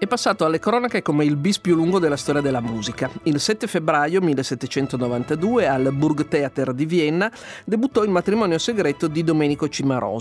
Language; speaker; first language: Italian; native; Italian